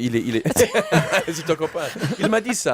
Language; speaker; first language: French; non-native, learner; English